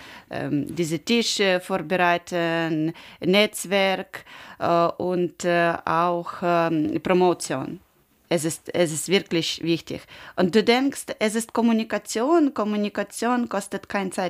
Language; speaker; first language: German; non-native, learner; Ukrainian